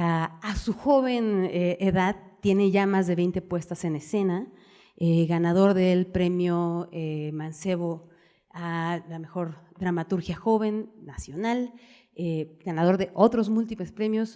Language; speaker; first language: Spanish; native; Spanish